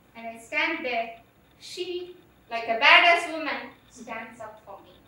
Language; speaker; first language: English; non-native, local second language; Malayalam